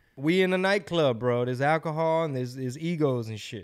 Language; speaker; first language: English; native; English